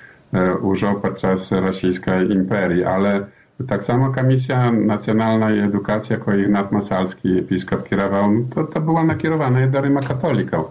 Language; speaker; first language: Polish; non-native, learner; Belarusian